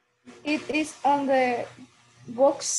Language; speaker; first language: English; non-native, learner; Spanish